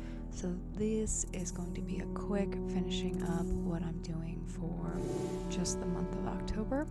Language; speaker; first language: English; native; English